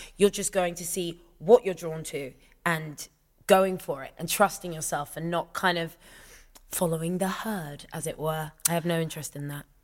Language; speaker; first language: English; native; English